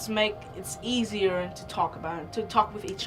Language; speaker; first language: English; non-native, learner; Vietnamese